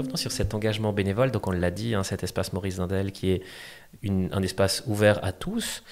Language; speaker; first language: French; native; French